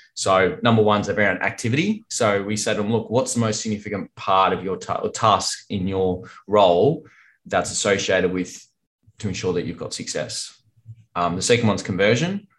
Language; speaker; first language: English; native; English